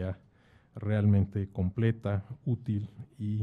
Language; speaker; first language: Spanish; native; Spanish